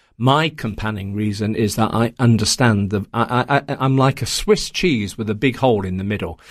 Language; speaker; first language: English; native; English